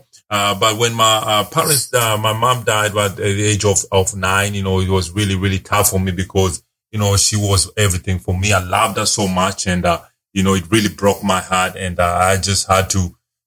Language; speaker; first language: English; non-native, local second language; Luo (Kenya and Tanzania)